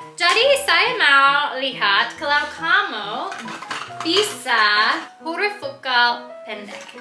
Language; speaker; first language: Indonesian; non-native, learner; English